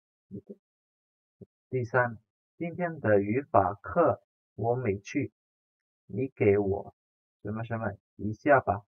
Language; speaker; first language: Chinese; non-native, fluent; Indonesian